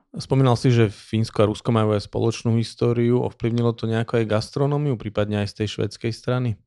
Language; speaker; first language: Slovak; native; Slovak